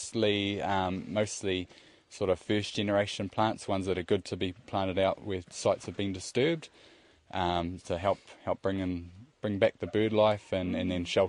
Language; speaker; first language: English; native; English